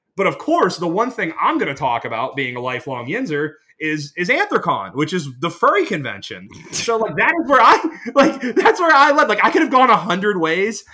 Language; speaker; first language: English; native; English